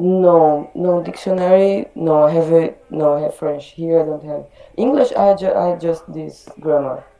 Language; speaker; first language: English; non-native, learner; Portuguese